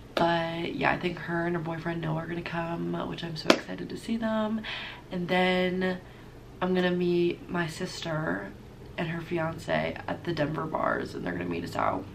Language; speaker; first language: English; native; English